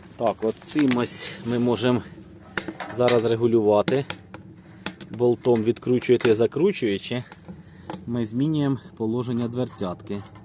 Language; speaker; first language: Ukrainian; native; Ukrainian